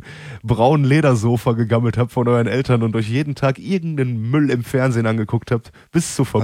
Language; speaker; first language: German; native; German